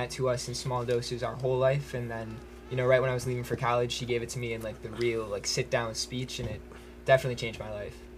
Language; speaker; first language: English; native; English